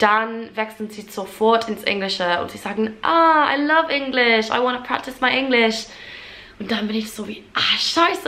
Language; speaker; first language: German; non-native, fluent; English